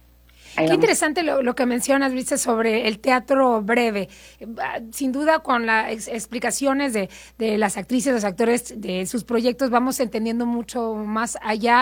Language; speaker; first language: Spanish; native; Spanish